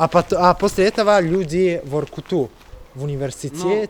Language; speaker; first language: Russian; non-native, learner; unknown